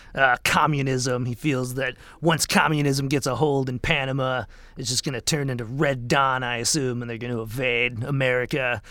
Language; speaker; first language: English; native; English